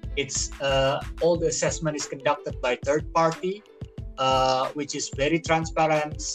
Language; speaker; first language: English; non-native, fluent; Indonesian